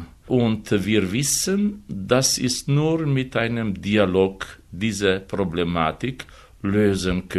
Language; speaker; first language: German; non-native, fluent; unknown